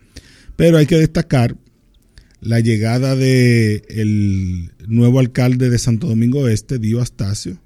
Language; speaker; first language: Spanish; native; Spanish